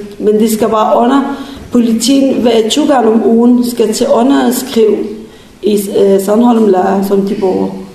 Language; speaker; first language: Danish; non-native, learner; Kurdish